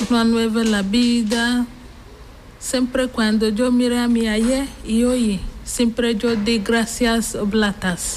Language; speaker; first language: Spanish; non-native, learner; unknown